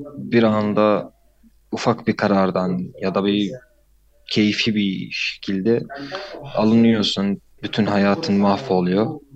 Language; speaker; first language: Turkish; non-native, fluent; Arabic